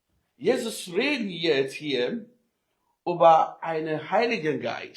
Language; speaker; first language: German; non-native, learner; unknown